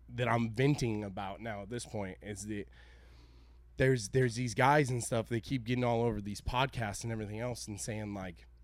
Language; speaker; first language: English; native; English